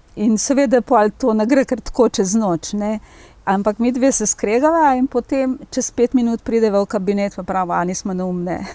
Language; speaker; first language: Slovenian; native; Slovenian